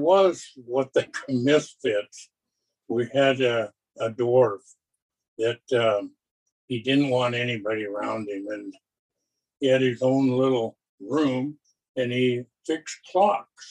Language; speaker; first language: English; native; English